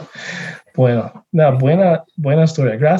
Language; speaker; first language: Spanish; non-native, fluent; English